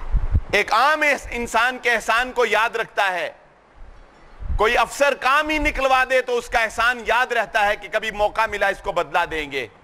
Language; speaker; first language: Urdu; non-native, local second language; Punjabi